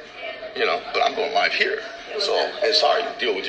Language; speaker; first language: English; native; English